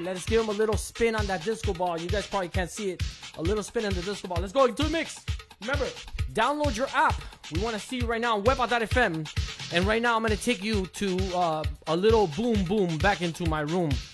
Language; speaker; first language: English; early bilingual, other home language; Spanish